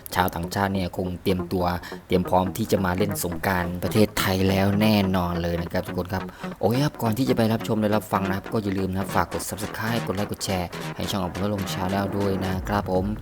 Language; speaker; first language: Thai; native; Thai